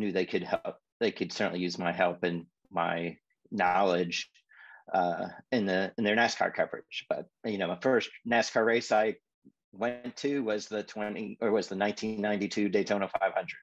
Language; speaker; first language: English; native; English